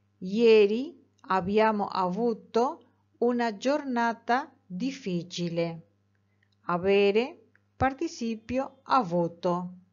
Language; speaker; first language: Italian; non-native, fluent; Spanish